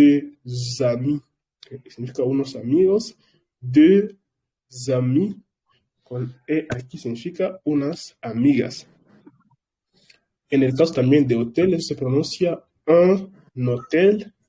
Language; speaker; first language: Spanish; non-native, fluent; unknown